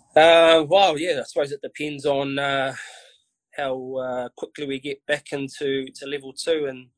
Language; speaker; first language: English; native; English